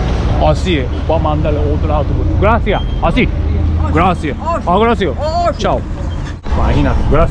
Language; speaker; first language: Spanish; non-native, learner; Japanese